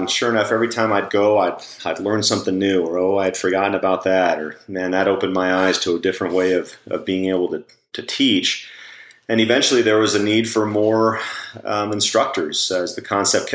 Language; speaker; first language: English; native; English